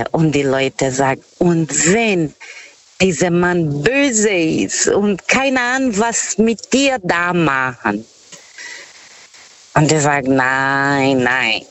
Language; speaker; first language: German; non-native, fluent; Portuguese